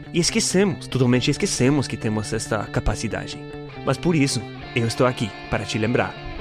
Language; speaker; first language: Portuguese; non-native, learner; English